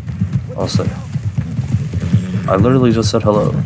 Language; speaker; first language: English; native; English